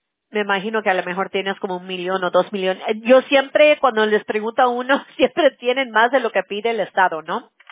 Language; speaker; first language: Spanish; early bilingual, other home language; English